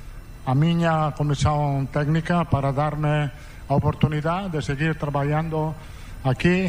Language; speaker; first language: Portuguese; non-native, fluent; Italian